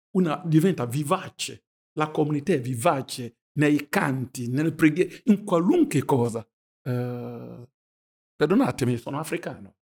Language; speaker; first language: Italian; non-native, fluent; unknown